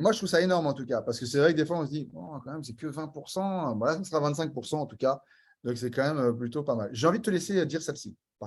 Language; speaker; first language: French; native; French